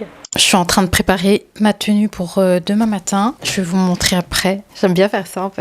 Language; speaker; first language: French; native; French